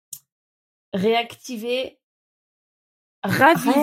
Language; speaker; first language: French; native; French